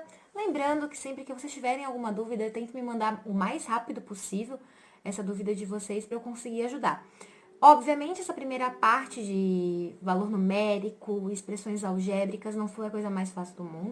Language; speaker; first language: Portuguese; native; Portuguese